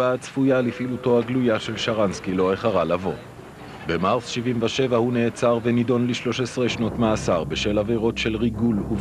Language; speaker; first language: Hebrew; native; Hebrew